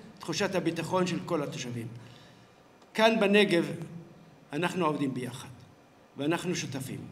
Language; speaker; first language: Hebrew; non-native, local second language; Arabic